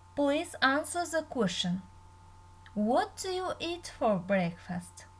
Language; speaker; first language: English; non-native, learner; Kazakh